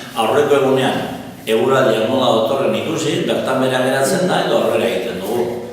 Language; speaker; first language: Basque; non-native, local second language; Spanish